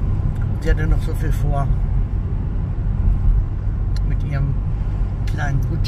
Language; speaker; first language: German; native; German